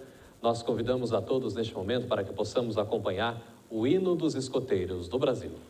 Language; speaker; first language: Portuguese; native; Portuguese